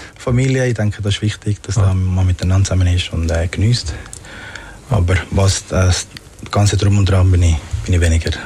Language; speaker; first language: German; non-native, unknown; Spanish